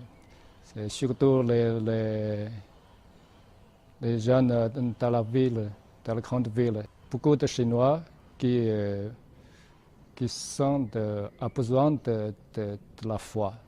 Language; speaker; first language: French; non-native, fluent; Chinese